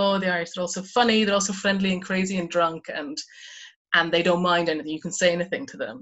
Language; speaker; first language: English; native; English